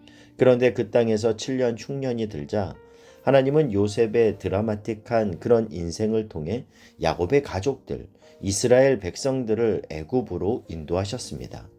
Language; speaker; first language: Korean; native; Korean